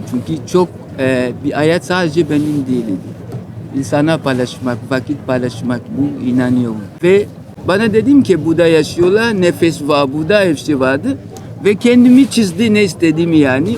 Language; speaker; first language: Turkish; non-native, learner; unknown